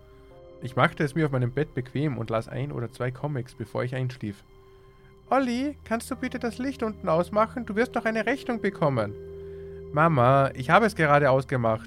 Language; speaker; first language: German; native; German